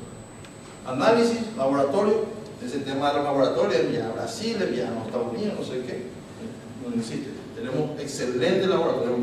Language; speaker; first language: Spanish; native; Spanish